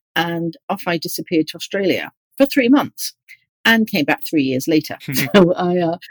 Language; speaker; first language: English; native; English